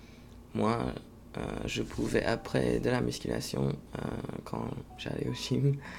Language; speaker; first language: French; non-native, fluent; English